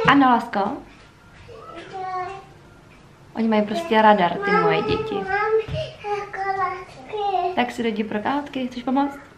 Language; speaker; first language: Czech; native; Czech